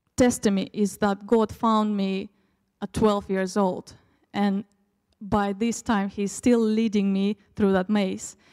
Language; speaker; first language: English; early bilingual, other home language; Russian